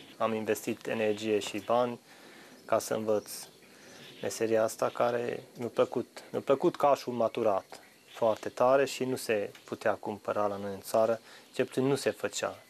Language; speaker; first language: Romanian; non-native, local second language; Hungarian